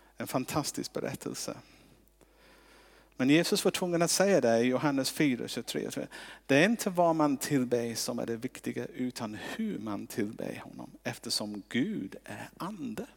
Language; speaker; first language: Swedish; non-native, fluent; English